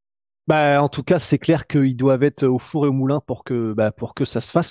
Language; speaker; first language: French; native; French